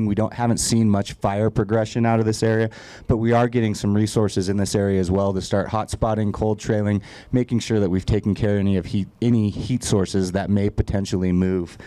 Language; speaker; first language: English; native; English